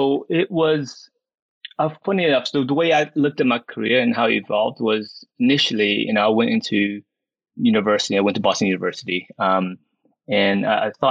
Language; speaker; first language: English; early bilingual, other home language; Min Nan Chinese